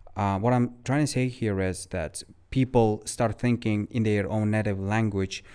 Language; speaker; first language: English; non-native, fluent; Uzbek